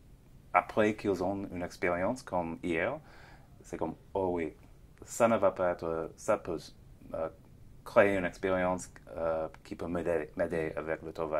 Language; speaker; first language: French; non-native, fluent; English